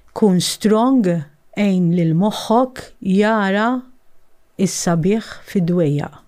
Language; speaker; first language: Maltese; early bilingual, heritage; Maltese